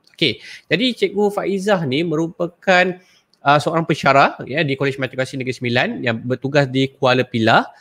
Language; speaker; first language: Malay; native; Malay